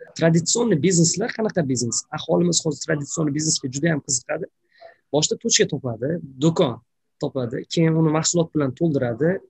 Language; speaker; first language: Uzbek; native; Uzbek